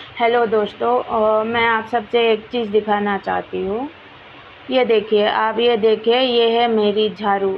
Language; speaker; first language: Hindi; non-native, local second language; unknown